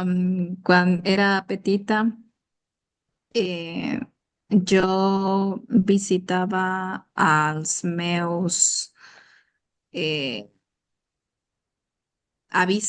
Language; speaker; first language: Catalan; non-native, learner; Spanish